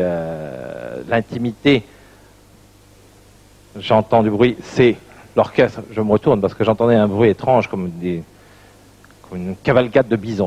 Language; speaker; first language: French; native; French